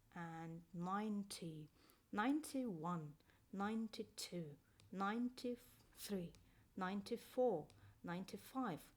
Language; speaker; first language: English; non-native, fluent; Azerbaijani